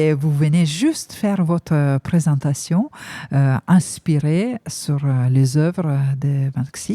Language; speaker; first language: French; native; French